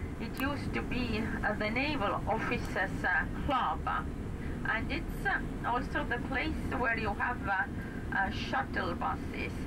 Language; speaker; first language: English; non-native, fluent; Estonian